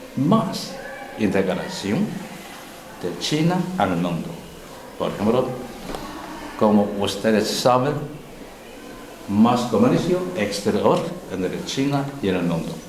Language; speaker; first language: Spanish; non-native, learner; Chinese